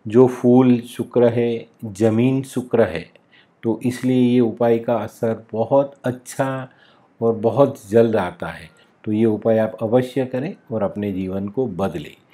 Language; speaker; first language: Hindi; non-native, local second language; Gujarati